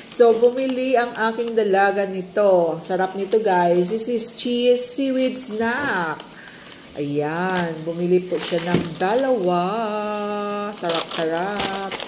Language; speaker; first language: Filipino; native; Filipino